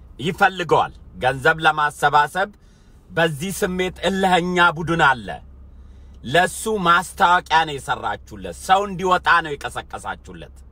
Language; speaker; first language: Amharic; native; Amharic